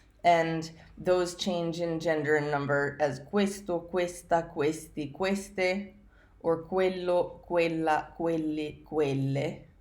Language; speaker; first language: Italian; non-native, fluent; English